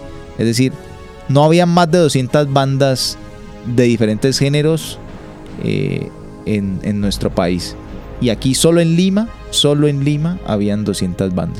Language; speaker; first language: Spanish; native; Spanish